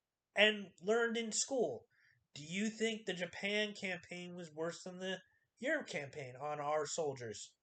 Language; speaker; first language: English; native; English